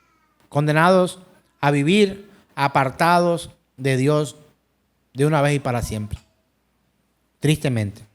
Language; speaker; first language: Spanish; native; Spanish